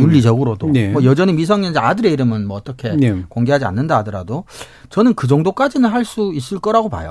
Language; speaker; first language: Korean; native; Korean